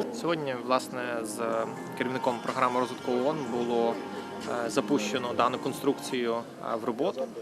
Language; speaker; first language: Ukrainian; native; Ukrainian